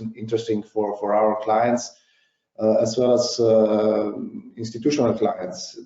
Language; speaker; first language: English; non-native, fluent; Slovenian